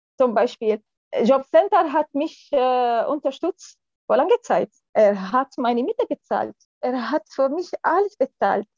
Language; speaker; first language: German; non-native, fluent; Arabic